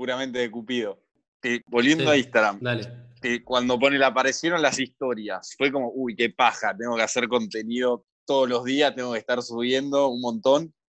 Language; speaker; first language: Spanish; native; Spanish